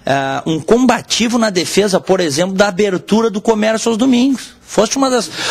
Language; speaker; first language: Portuguese; native; Portuguese